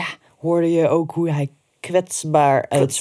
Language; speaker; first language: Dutch; native; Dutch